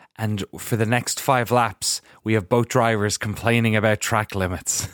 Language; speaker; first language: English; native; English